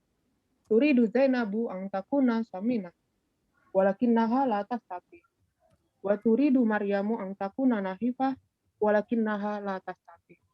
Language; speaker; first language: Arabic; non-native, learner; Indonesian